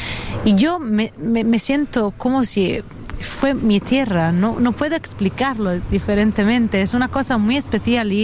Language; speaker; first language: Spanish; non-native, fluent; Italian